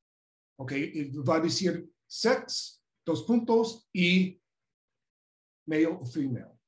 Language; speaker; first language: Spanish; non-native, fluent; English